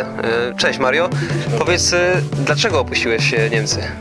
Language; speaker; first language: Polish; native; Polish